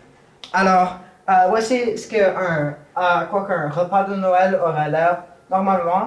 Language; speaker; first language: French; non-native, local second language; English